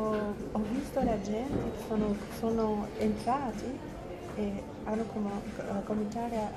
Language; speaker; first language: Italian; non-native, fluent; Albanian